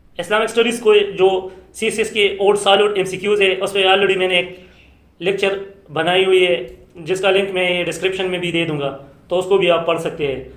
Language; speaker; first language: Urdu; non-native, local second language; Pashto